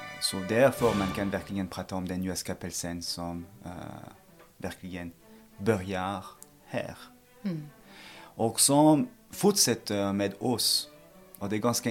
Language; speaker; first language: Swedish; non-native, fluent; French